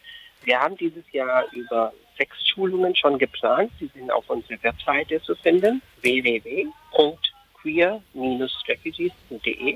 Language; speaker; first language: German; non-native, fluent; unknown